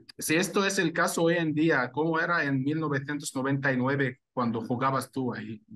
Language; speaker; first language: Spanish; non-native, fluent; Arabic